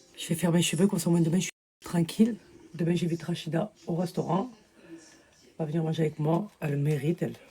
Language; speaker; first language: French; native; French